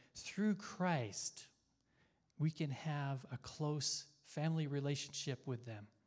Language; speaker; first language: English; native; English